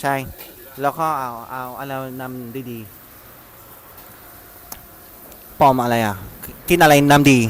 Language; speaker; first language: Thai; non-native, fluent; Filipino